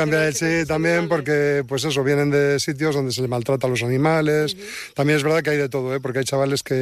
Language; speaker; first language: Spanish; native; Spanish